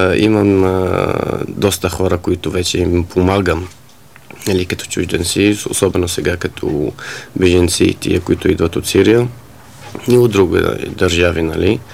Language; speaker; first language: Bulgarian; non-native, fluent; Arabic